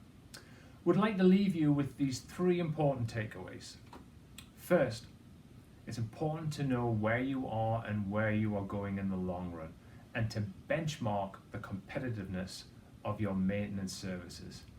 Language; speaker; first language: English; native; English